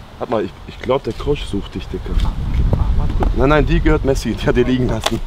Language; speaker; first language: German; native; German